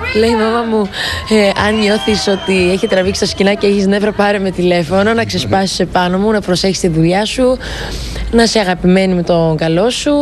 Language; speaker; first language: Greek; early bilingual, heritage; Greek